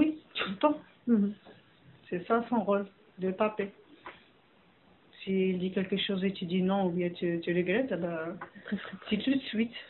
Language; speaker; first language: French; non-native, learner; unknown